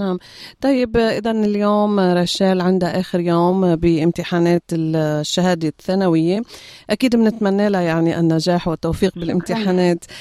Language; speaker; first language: Arabic; native; Arabic